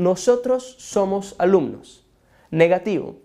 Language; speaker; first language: Spanish; non-native, fluent; Portuguese